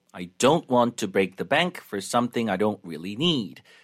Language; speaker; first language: English; non-native, fluent; Korean